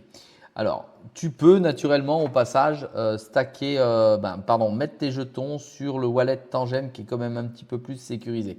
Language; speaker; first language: French; native; French